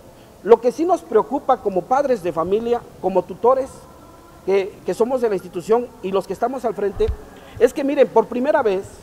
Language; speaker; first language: Spanish; native; Spanish